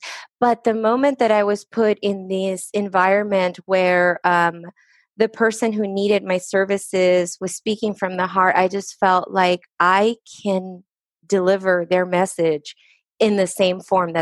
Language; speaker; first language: English; early bilingual, other home language; Spanish